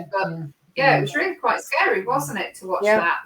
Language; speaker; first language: English; native; English